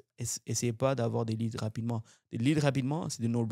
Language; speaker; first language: French; native; French